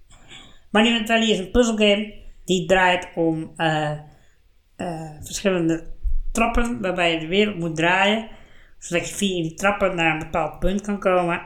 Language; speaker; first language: Dutch; native; Dutch